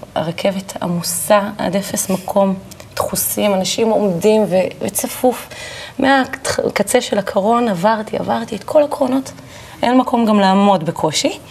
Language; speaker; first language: Hebrew; native; Hebrew